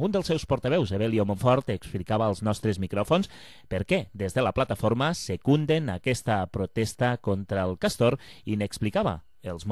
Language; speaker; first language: Catalan; native; Catalan